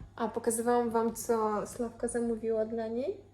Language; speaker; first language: Polish; non-native, fluent; Russian